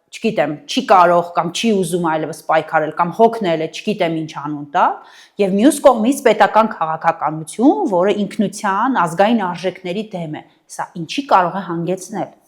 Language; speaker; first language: Armenian; native; Armenian